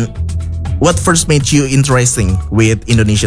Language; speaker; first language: English; non-native, fluent; Indonesian